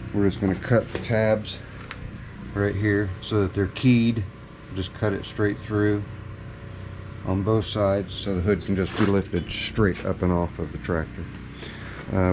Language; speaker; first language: English; native; English